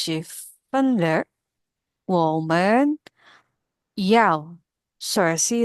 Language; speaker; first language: Chinese; non-native, learner; Indonesian